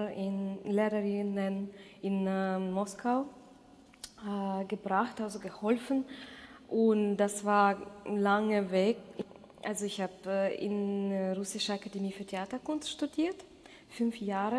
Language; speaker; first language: German; non-native, fluent; Russian